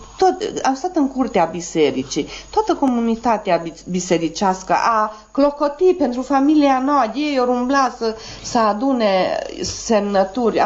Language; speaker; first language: Romanian; native; Romanian